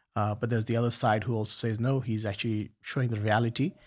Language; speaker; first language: English; non-native, local second language; Bangla